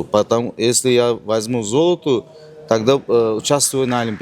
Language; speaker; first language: Russian; non-native, learner; Uzbek